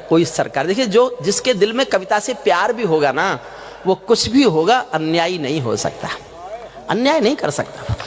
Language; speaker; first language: Hindi; native; Hindi